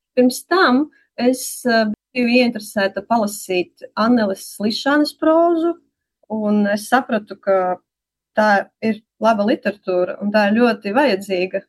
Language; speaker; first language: Latvian; native; Latvian